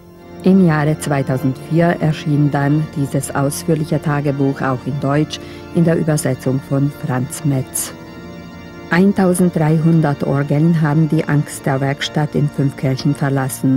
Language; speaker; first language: German; native; German